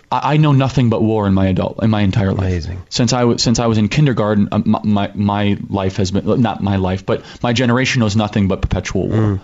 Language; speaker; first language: English; native; English